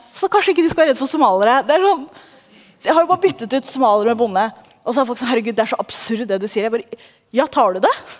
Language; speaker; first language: Norwegian; early bilingual, other home language; Somali